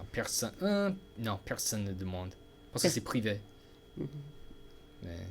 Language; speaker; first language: French; non-native, learner; English